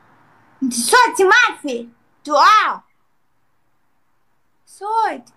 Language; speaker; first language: Arabic; non-native, learner; Turkish